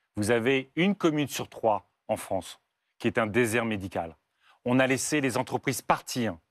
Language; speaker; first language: French; native; French